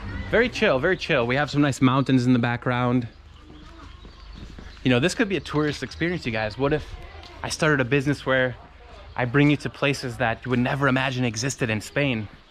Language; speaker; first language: English; native; English